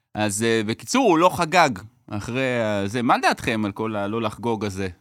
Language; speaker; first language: Hebrew; native; Hebrew